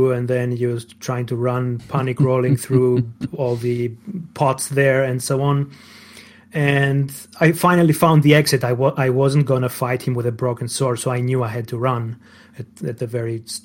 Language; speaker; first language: English; non-native, fluent; Greek